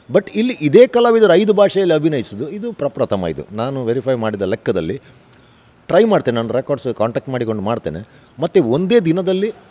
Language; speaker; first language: Kannada; non-native, local second language; Tulu